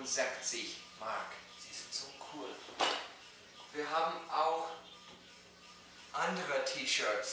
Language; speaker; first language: German; non-native, learner; English